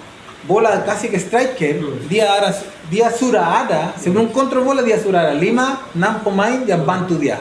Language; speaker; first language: Indonesian; non-native, fluent; Spanish